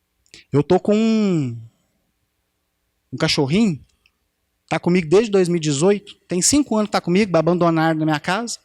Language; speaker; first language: Portuguese; native; Portuguese